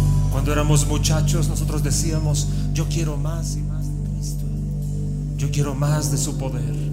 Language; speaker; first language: Spanish; native; Spanish